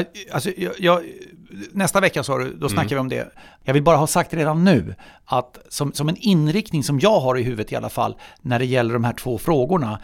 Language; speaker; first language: Swedish; native; Swedish